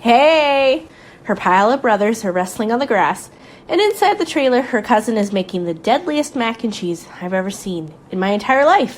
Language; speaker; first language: English; native; English